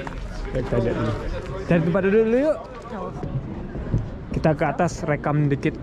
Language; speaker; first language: Indonesian; early bilingual, heritage; German